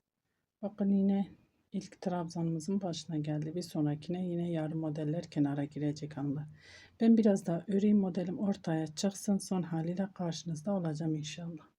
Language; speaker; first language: Turkish; native; Turkish